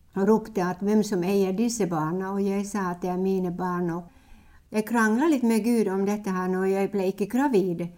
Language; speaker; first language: Norwegian; non-native, fluent; Finnish